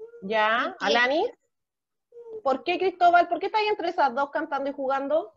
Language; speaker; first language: Spanish; native; Spanish